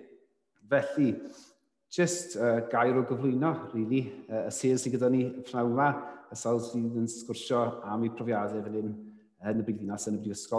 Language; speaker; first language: Welsh; native; Welsh